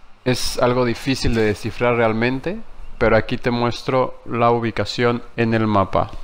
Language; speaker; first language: Spanish; native; Spanish